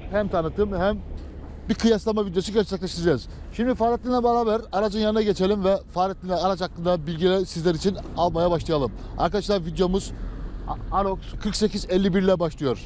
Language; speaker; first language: Turkish; native; Turkish